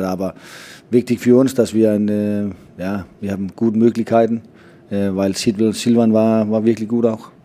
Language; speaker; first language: German; non-native, fluent; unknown